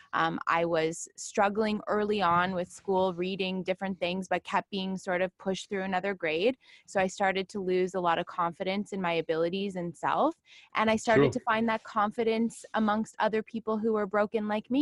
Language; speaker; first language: English; native; English